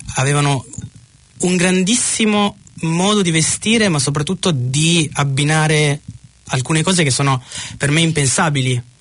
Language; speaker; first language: Italian; non-native, local second language; German